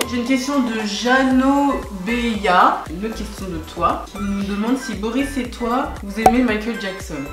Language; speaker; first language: French; early bilingual, other home language; Haitian Creole